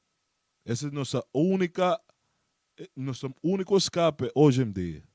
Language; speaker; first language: Portuguese; non-native, learner; Spanish